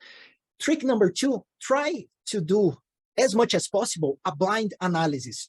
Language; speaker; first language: English; non-native, fluent; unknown